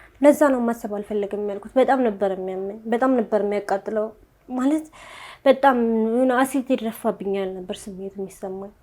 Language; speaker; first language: Amharic; native; Amharic